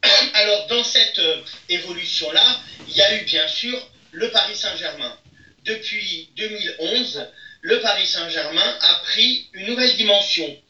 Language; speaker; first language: French; native; French